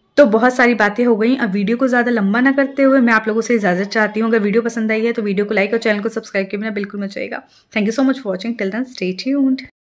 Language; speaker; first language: Hindi; native; Hindi